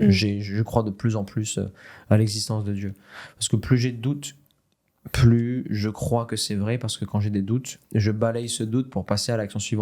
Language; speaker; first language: French; native; French